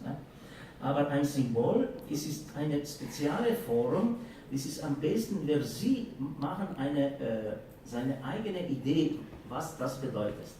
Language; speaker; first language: German; non-native, fluent; Slovenian